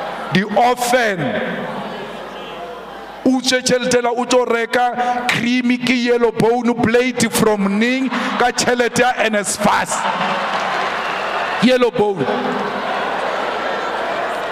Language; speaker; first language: English; non-native, local second language; Northern Sotho